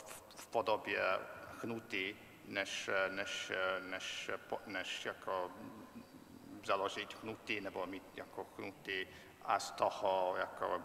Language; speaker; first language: Czech; non-native, fluent; English